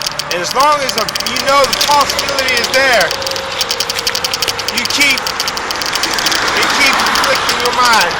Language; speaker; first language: English; native; English